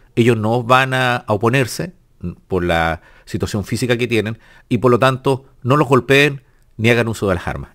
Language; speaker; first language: Spanish; native; Spanish